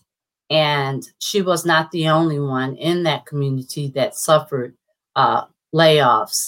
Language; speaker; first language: English; native; English